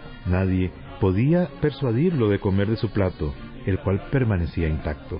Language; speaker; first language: Spanish; native; Spanish